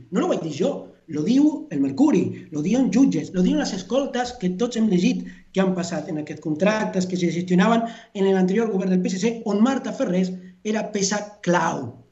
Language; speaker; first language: Catalan; non-native, fluent; Spanish